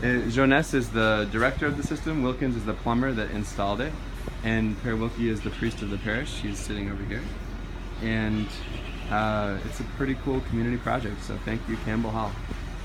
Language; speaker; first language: English; native; English